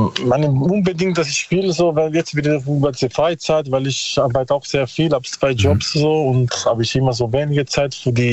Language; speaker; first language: German; non-native, learner; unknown